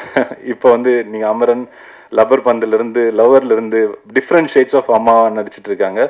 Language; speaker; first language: Tamil; native; Tamil